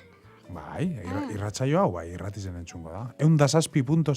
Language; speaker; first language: Basque; native; Basque